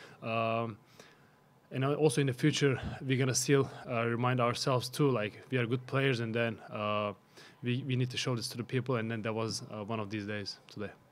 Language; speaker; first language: English; non-native, fluent; Turkish